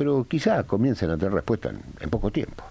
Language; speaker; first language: Spanish; native; Spanish